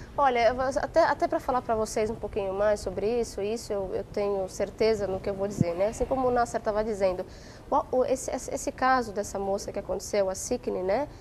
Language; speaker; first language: Portuguese; native; Portuguese